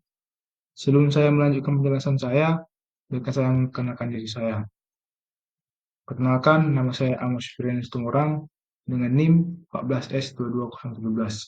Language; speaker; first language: Indonesian; native; Indonesian